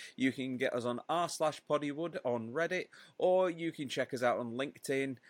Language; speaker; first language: English; native; English